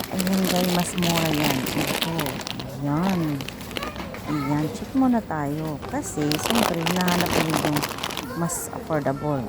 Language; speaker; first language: Filipino; non-native, local second language; Cebuano